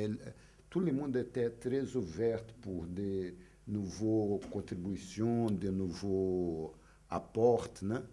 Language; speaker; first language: French; non-native, fluent; Portuguese